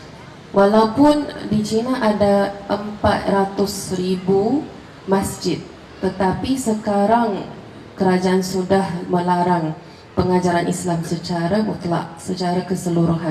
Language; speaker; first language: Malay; non-native, fluent; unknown